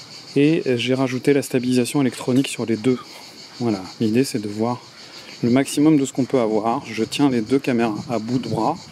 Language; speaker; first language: French; native; French